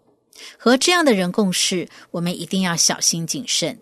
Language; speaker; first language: Chinese; native; Chinese